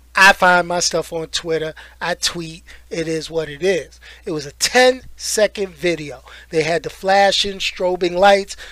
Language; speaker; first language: English; native; English